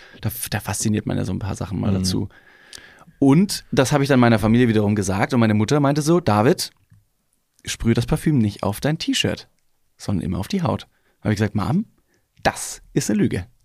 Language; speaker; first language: German; native; German